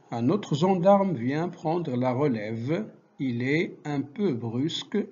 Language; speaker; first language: French; non-native, local second language; Arabic